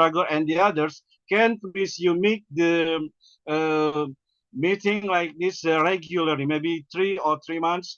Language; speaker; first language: English; non-native, learner; Indonesian